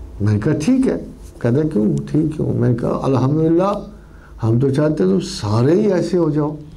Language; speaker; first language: Urdu; non-native, local second language; Punjabi